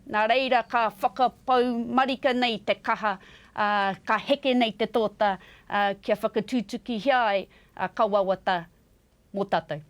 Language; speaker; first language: Māori; non-native, local second language; English